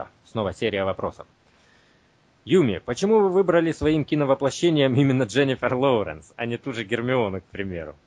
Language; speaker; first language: Russian; native; Russian